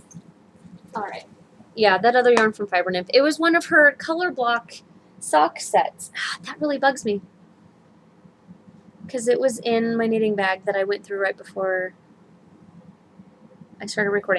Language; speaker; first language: English; native; English